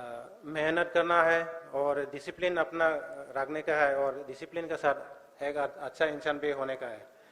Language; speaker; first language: Hindi; non-native, local second language; Bodo